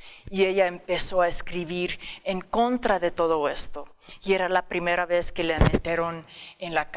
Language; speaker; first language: Spanish; early bilingual, heritage; English